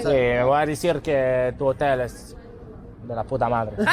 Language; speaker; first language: Spanish; non-native, fluent; Hebrew